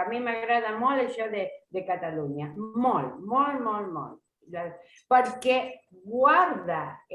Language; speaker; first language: Catalan; non-native, fluent; Spanish